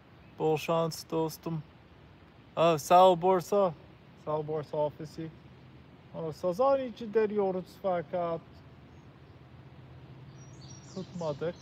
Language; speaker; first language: Turkish; non-native, learner; English